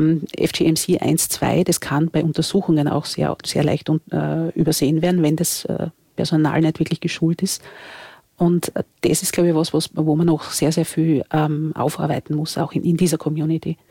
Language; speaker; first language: German; native; German